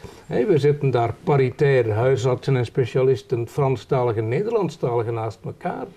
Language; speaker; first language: Dutch; native; Dutch